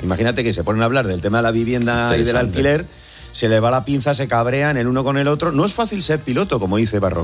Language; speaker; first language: Spanish; native; Spanish